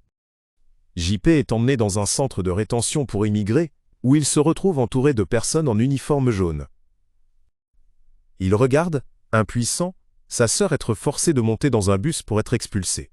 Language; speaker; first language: French; native; French